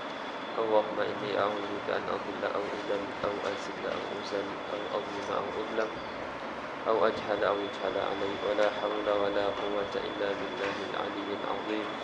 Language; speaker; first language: Arabic; non-native, fluent; Malay